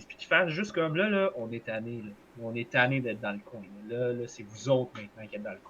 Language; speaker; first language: French; native; French